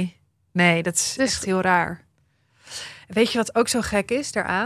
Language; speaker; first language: Dutch; native; Dutch